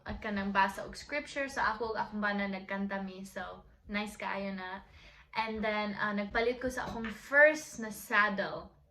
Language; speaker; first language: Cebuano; non-native, local second language; English